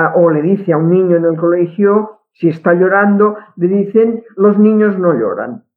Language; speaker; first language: Spanish; non-native, local second language; Catalan